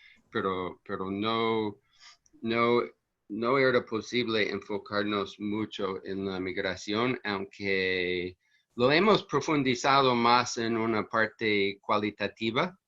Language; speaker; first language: Spanish; non-native, fluent; English